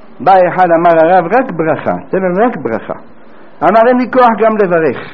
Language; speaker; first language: Hebrew; native; Hebrew